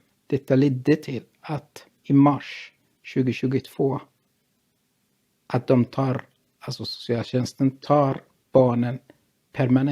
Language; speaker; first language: Swedish; non-native, fluent; Arabic